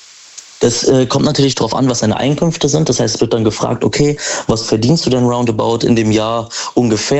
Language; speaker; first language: German; native; German